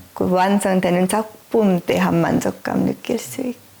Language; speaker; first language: Korean; non-native, learner; Finnish